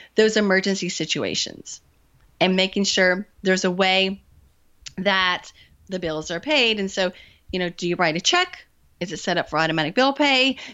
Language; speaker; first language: English; native; English